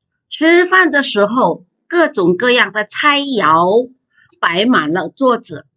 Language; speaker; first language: Chinese; non-native, fluent; Indonesian